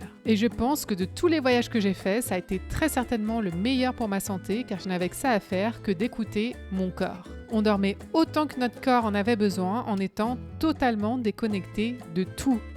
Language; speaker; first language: French; native; French